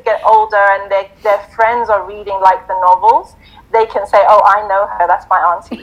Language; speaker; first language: English; native; English